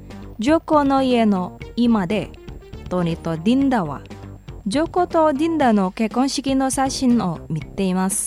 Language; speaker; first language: Japanese; non-native, fluent; Indonesian